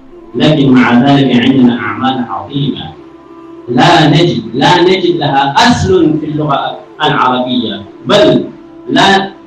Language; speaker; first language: Arabic; non-native, fluent; Urdu